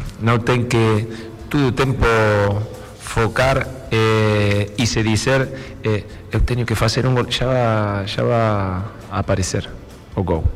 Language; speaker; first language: Portuguese; non-native, learner; Spanish